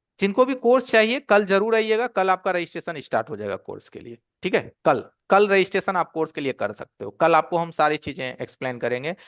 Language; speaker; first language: Hindi; native; Hindi